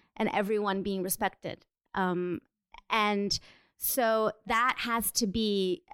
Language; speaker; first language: English; non-native, fluent; Portuguese